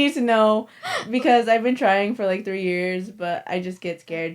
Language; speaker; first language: English; native; English